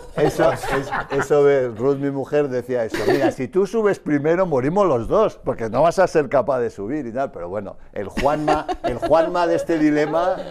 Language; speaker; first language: Spanish; native; Spanish